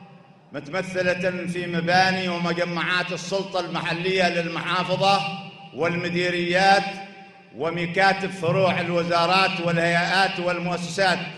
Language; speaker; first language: Arabic; native; Arabic